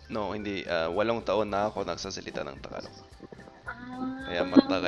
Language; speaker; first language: Filipino; non-native, fluent; English